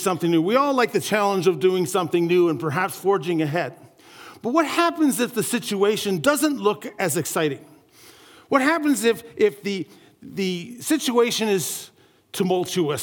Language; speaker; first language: English; native; English